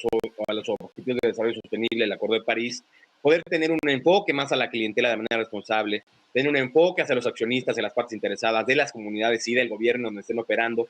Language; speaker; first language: Spanish; native; Spanish